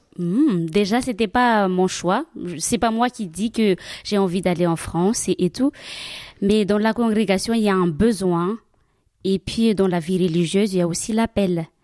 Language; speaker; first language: French; non-native, local second language; Malagasy